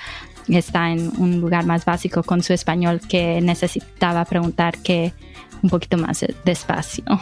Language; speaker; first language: Spanish; early bilingual, heritage; Spanish